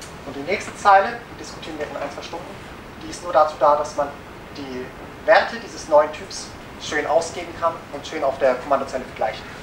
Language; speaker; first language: German; native; German